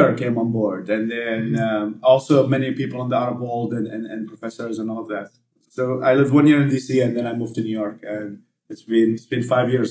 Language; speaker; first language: English; non-native, fluent; Arabic